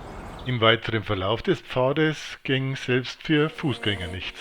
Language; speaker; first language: German; native; German